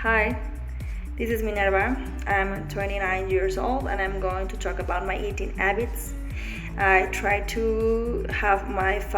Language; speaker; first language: English; non-native, learner; Spanish